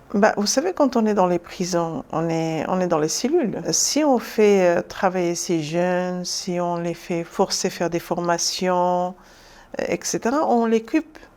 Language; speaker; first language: French; non-native, local second language; Arabic